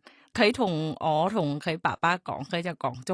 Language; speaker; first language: Cantonese; non-native, fluent; Thai